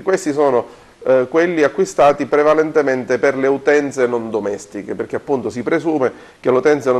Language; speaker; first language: Italian; native; Italian